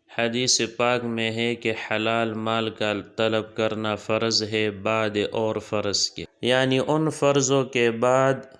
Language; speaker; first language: Urdu; native; Urdu